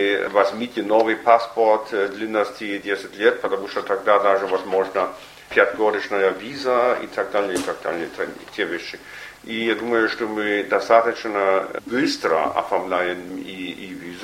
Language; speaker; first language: Russian; non-native, fluent; German